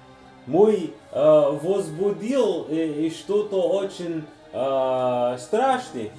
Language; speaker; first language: Russian; non-native, learner; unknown